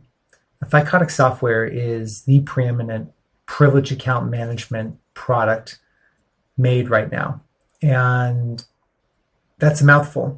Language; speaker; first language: English; native; English